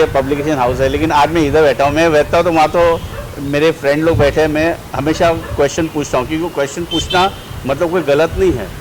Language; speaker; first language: Hindi; non-native, local second language; Marathi